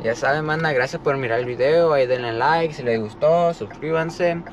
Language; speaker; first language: Spanish; early bilingual, other home language; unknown